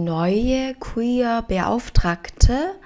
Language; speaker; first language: German; non-native, fluent; Korean